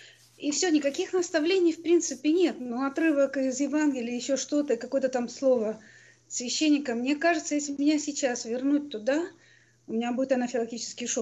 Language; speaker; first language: Russian; native; Russian